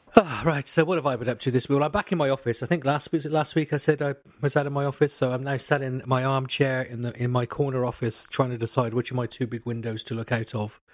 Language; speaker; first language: English; native; English